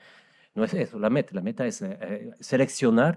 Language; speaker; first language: Spanish; non-native, fluent; French